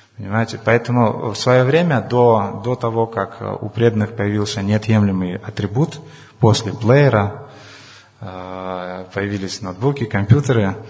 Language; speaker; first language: Russian; non-native, local second language; Ukrainian